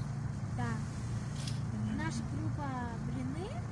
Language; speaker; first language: Russian; early bilingual, other home language; Tajik